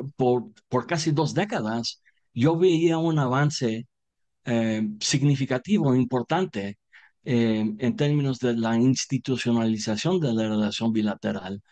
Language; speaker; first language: Spanish; non-native, fluent; English